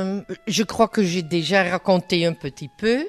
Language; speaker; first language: French; non-native, learner; Dutch